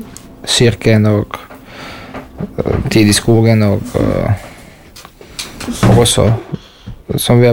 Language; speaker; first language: Norwegian; non-native, fluent; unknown